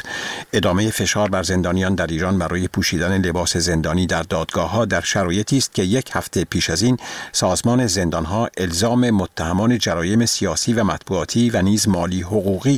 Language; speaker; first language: Persian; native; Persian